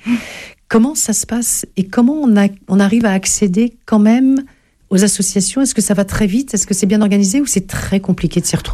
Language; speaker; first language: French; native; French